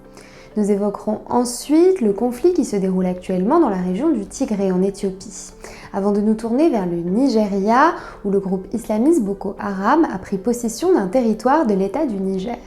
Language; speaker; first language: French; native; French